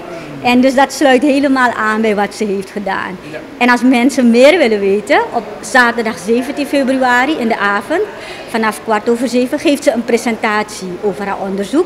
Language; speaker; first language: Dutch; native; Dutch